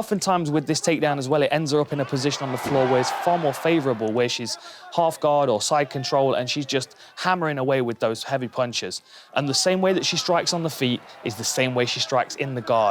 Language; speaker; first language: English; native; English